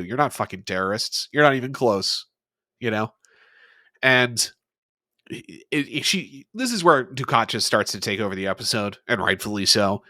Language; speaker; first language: English; native; English